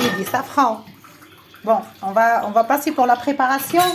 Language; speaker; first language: French; non-native, fluent; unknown